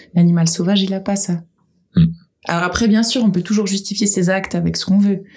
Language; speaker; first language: French; native; French